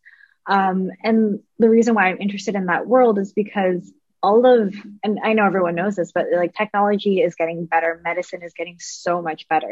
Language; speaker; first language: English; native; English